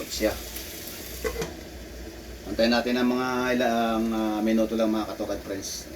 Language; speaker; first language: Filipino; native; Filipino